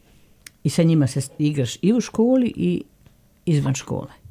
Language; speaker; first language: Croatian; native; Croatian